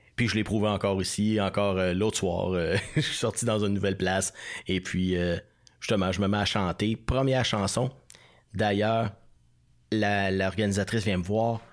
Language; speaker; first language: French; native; French